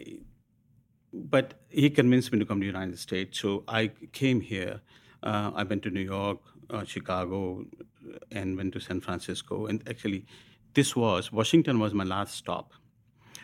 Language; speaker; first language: English; non-native, local second language; Hindi